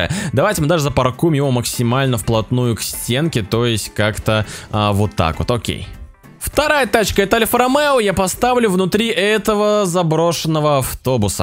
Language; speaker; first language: Russian; native; Russian